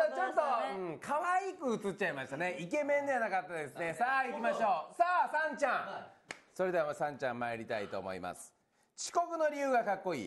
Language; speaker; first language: Japanese; native; Japanese